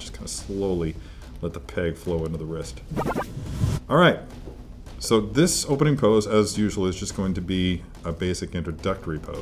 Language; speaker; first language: English; native; English